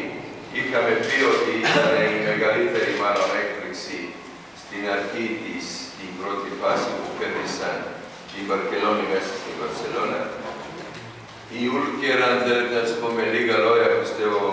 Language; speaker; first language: Greek; non-native, fluent; Serbian